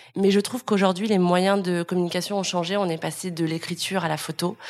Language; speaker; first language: French; native; French